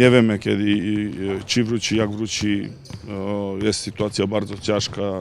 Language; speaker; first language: Polish; non-native, learner; Serbian